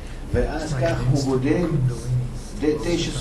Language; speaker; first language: Hebrew; non-native, fluent; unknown